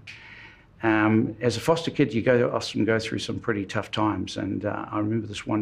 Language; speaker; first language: English; native; English